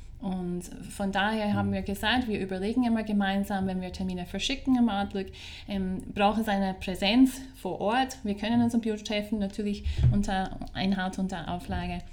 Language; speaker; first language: German; non-native, fluent; English